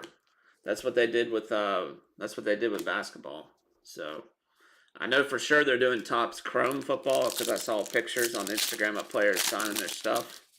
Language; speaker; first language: English; native; English